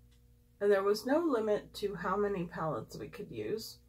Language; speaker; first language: English; native; English